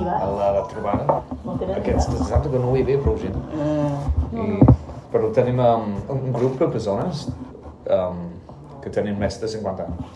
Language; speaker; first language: Catalan; non-native, learner; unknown